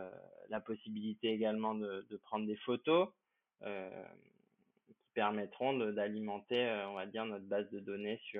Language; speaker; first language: French; native; French